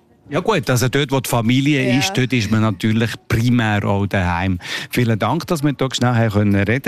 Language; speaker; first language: German; native; German